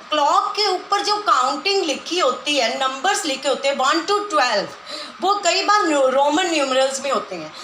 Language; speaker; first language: Hindi; non-native, local second language; Punjabi